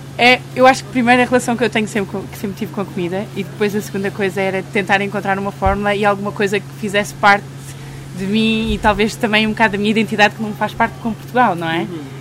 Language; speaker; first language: Portuguese; early bilingual, other home language; English